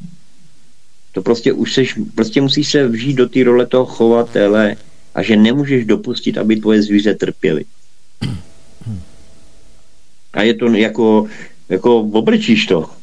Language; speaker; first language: Czech; native; Czech